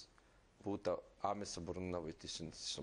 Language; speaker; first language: Greek; non-native, fluent; Serbian